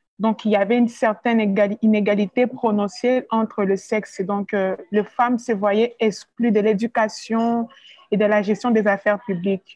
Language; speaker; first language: French; non-native, local second language; Swahili